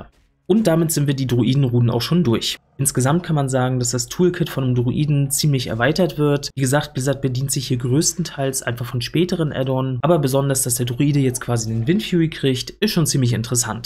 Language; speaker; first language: German; native; German